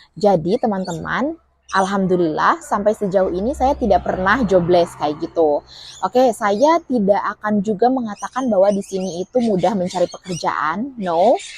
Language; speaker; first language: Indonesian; native; Indonesian